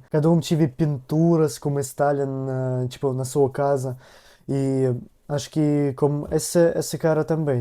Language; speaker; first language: Portuguese; non-native, learner; Russian